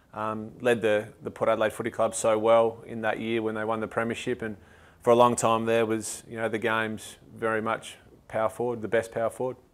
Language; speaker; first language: English; native; English